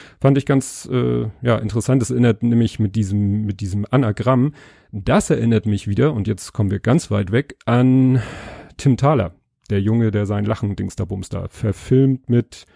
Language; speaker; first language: German; native; German